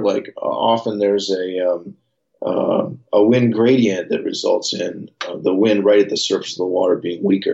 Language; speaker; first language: English; native; English